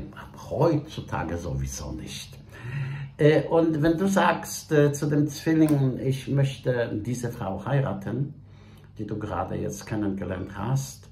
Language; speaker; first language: German; non-native, fluent; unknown